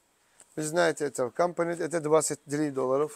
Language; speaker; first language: Russian; non-native, learner; Turkish